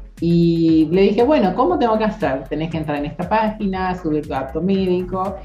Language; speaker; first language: Spanish; native; Spanish